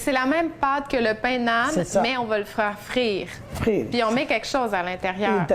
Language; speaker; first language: French; native; French